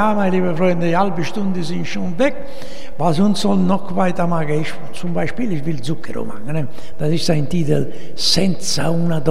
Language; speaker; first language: German; non-native, learner; Italian